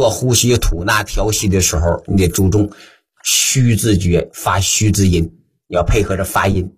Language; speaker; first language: Chinese; native; Chinese